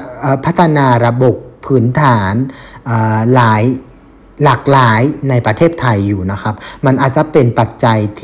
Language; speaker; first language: Thai; non-native, fluent; Vietnamese